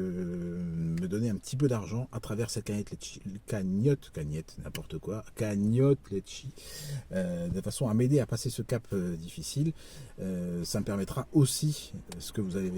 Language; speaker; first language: French; native; French